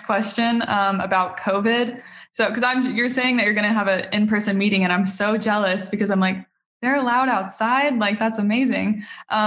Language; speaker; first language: English; native; English